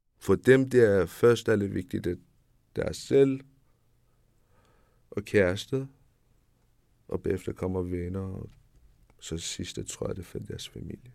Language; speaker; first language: Danish; non-native, learner; Persian